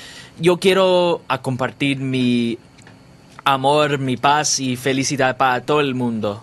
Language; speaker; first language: Spanish; non-native, learner; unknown